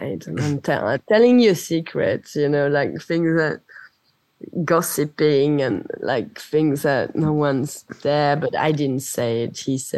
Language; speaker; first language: English; non-native, fluent; French